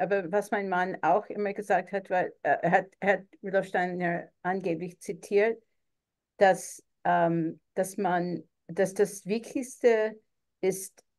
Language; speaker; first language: German; non-native, fluent; English